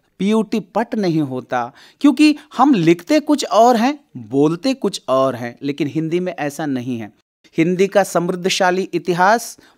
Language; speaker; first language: Hindi; non-native, local second language; Marathi